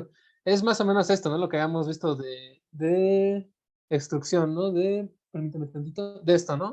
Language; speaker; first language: Spanish; native; Spanish